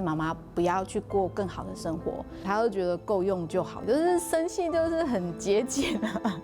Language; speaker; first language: Chinese; native; Chinese